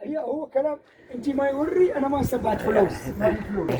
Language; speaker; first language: Arabic; non-native, learner; Filipino